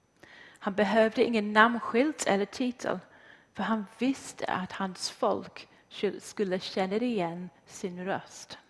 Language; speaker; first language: Swedish; non-native, fluent; English